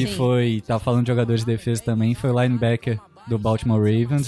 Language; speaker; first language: Portuguese; native; Portuguese